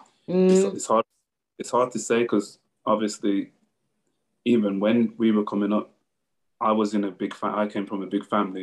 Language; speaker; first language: English; native; English